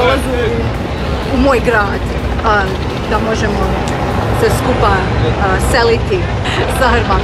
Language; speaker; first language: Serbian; early bilingual, heritage; Serbian